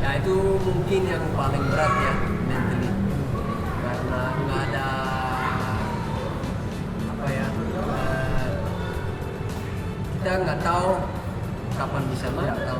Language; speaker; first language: Indonesian; non-native, fluent; Dutch